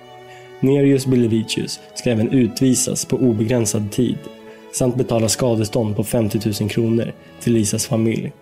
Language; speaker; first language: Swedish; native; Swedish